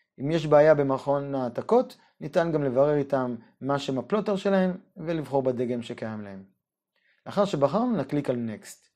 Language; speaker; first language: Hebrew; native; Hebrew